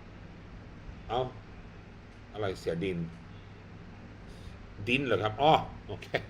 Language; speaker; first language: Thai; non-native, fluent; Swedish